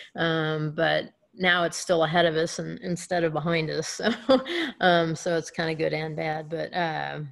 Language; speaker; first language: English; native; English